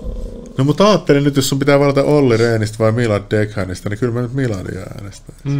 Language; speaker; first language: Finnish; native; Finnish